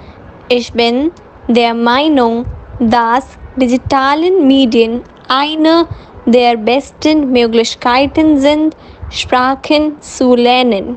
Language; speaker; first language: German; non-native, learner; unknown